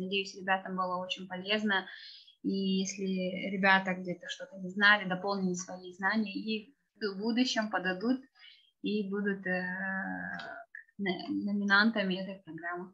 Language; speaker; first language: Russian; native; Russian